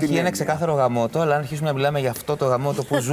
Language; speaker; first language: Greek; native; Greek